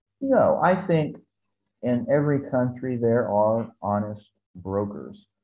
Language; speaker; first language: English; native; English